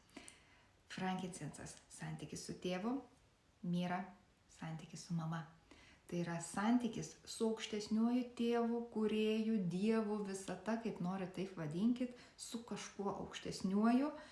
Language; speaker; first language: Lithuanian; native; Lithuanian